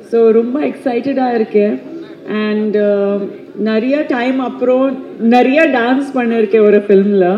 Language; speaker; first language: Tamil; non-native, fluent; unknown